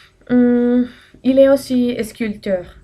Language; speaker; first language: French; non-native, learner; Spanish